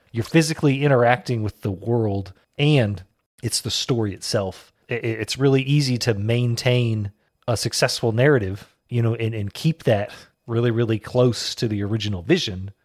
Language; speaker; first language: English; native; English